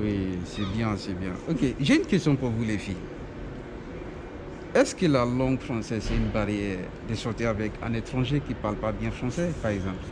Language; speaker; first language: French; non-native, learner; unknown